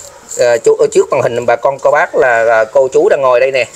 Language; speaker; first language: Vietnamese; native; Vietnamese